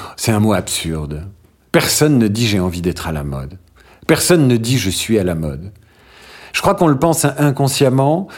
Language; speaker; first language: French; native; French